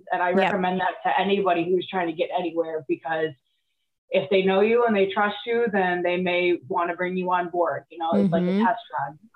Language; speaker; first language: English; native; English